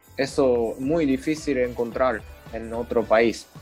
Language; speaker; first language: Spanish; non-native, learner; Japanese